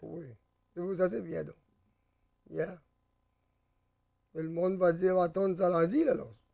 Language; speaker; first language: French; early bilingual, heritage; French